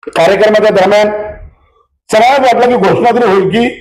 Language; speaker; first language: Hindi; non-native, local second language; Marathi